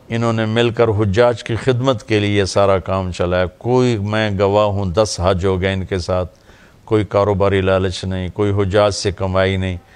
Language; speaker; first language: Urdu; non-native, local second language; Punjabi